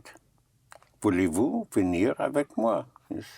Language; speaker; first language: French; non-native, fluent; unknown